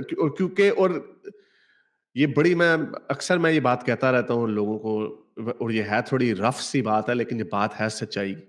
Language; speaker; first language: Hindi; native; Hindi